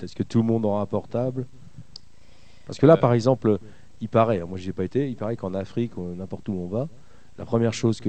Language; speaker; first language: French; native; French